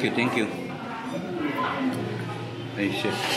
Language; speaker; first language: English; non-native, learner; Korean